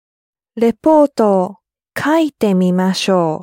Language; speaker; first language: Japanese; non-native, learner; English